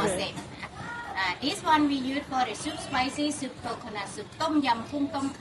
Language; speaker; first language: English; non-native, learner; Thai